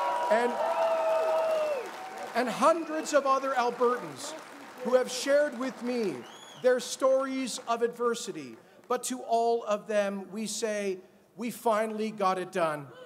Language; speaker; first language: English; native; English